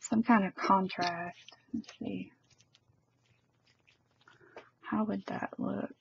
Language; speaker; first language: English; native; English